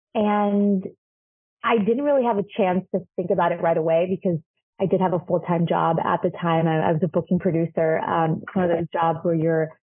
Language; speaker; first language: English; non-native, fluent; Spanish